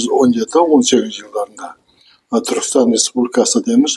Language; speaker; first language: Turkish; non-native, learner; Kazakh